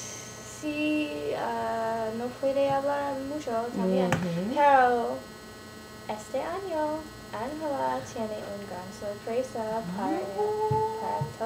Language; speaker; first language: Spanish; non-native, learner; English